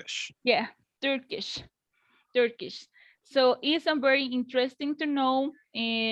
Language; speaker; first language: English; non-native, learner; Spanish